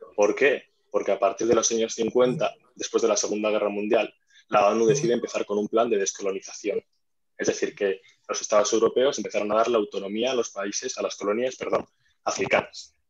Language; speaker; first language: Spanish; non-native, fluent; Arabic